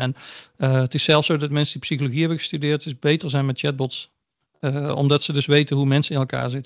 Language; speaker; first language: Dutch; native; Dutch